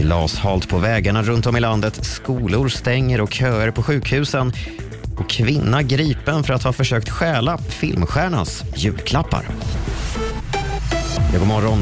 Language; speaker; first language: Swedish; native; Swedish